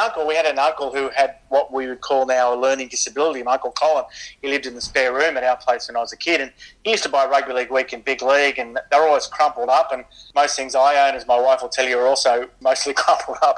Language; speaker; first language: English; native; English